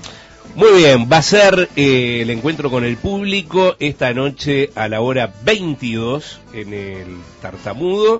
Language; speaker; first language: Spanish; native; Spanish